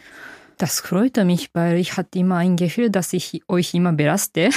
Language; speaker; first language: German; non-native, fluent; Japanese